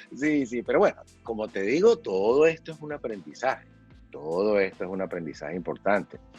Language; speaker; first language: Spanish; native; Spanish